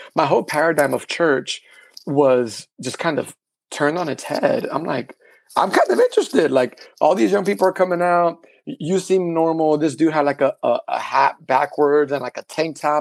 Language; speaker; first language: English; early bilingual, other home language; Spanish